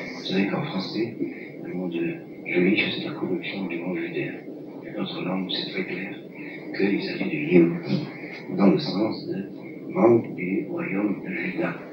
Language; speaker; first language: French; non-native, local second language; Arabic